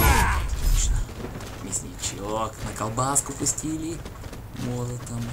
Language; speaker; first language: Russian; native; Russian